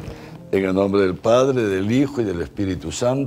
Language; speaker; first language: Spanish; native; Spanish